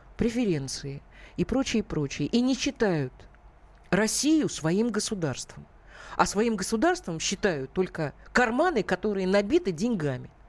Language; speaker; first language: Russian; native; Russian